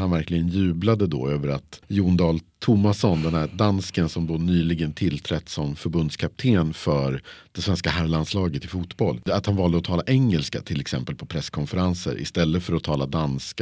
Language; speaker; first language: Swedish; native; Swedish